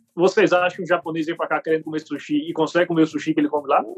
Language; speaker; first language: Portuguese; native; Portuguese